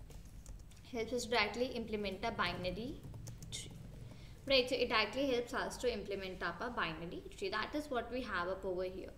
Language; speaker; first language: English; non-native, local second language; Hindi